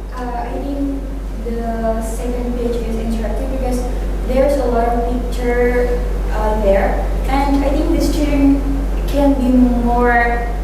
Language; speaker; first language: English; non-native, learner; Indonesian